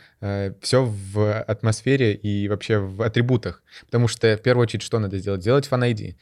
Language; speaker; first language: Russian; native; Russian